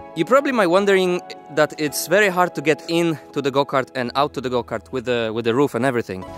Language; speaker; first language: English; non-native, fluent; Polish